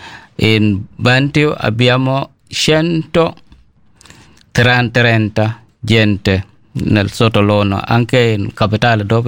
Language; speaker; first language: Italian; non-native, learner; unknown